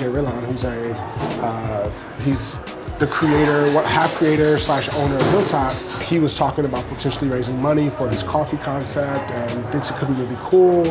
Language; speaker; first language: English; native; English